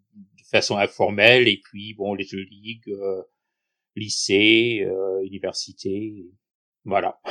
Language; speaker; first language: French; non-native, fluent; English